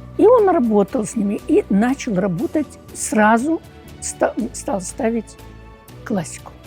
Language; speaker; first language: Russian; non-native, local second language; Uyghur